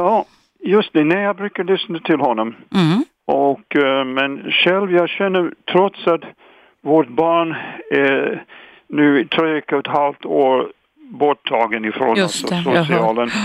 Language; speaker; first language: Swedish; non-native, fluent; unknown